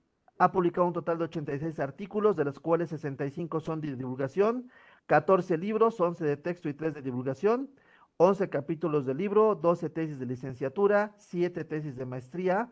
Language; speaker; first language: Spanish; native; Spanish